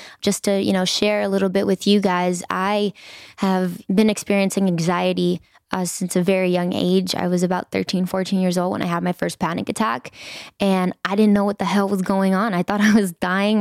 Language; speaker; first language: English; native; English